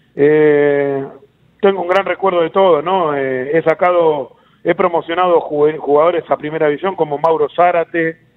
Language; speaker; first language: Spanish; native; Spanish